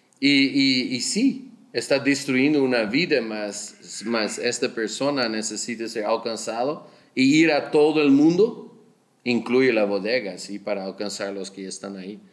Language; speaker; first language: Spanish; non-native, learner; Dutch